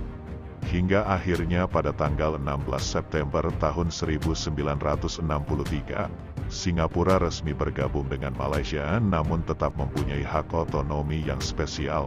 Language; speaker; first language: Indonesian; native; Indonesian